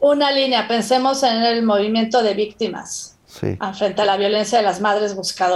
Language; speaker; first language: Spanish; native; Spanish